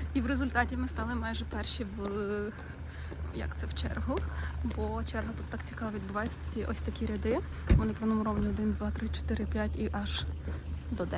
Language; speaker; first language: Ukrainian; native; Ukrainian